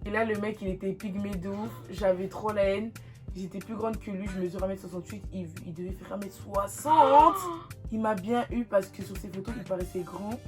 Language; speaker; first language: French; native; French